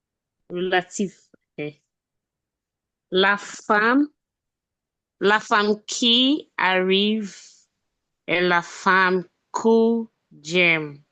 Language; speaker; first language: French; non-native, learner; English